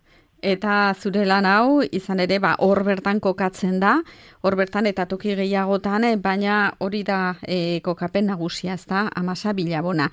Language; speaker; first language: Basque; native; Basque